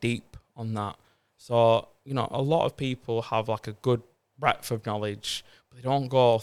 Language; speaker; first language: English; native; English